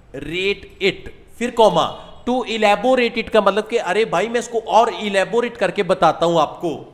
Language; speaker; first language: Hindi; non-native, local second language; Punjabi